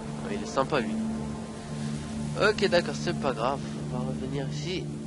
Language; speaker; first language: French; native; French